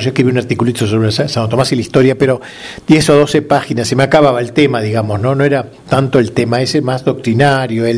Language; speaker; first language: Spanish; native; Spanish